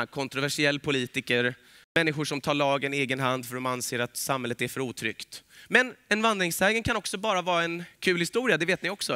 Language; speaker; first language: Swedish; native; Swedish